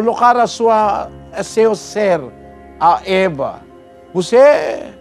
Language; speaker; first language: Portuguese; non-native, learner; Filipino